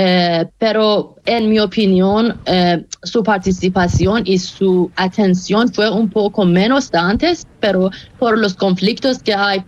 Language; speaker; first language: Spanish; non-native, fluent; Persian